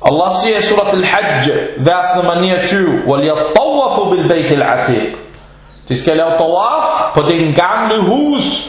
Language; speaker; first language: Danish; non-native, fluent; Arabic